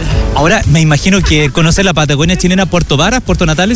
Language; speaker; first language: Spanish; native; Spanish